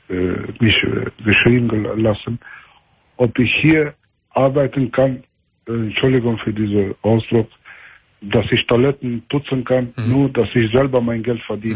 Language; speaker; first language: German; early bilingual, other home language; Albanian